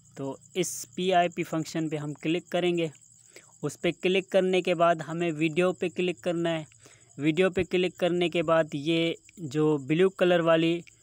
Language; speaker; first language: Urdu; non-native, local second language; Sindhi